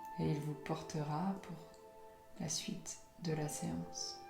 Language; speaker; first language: French; native; French